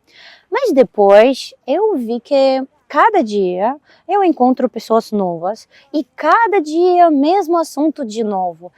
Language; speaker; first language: Portuguese; non-native, fluent; Russian